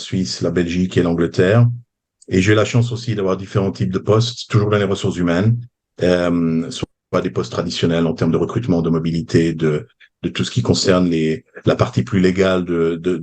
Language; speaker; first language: French; native; French